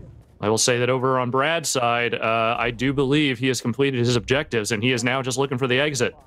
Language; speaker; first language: English; native; English